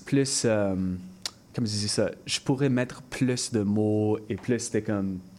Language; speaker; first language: French; non-native, local second language; English